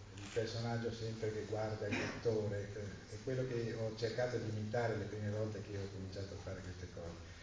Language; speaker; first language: Italian; native; Italian